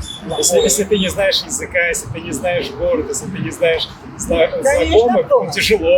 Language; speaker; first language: Russian; native; Russian